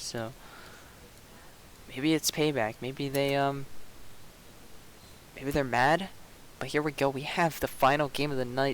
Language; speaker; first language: English; native; English